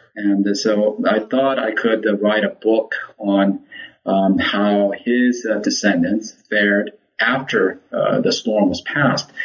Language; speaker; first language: English; early bilingual, other home language; Korean